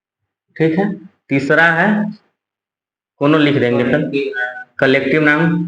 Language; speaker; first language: Hindi; non-native, local second language; Bhojpuri